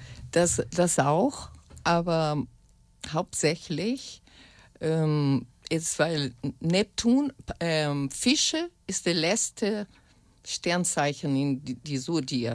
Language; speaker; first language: German; non-native, learner; Portuguese